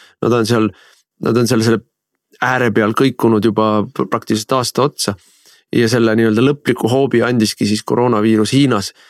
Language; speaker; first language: Estonian; native; Estonian